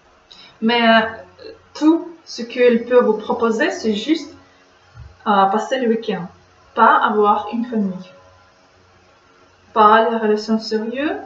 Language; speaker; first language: French; non-native, learner; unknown